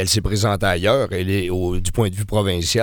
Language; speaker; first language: French; native; French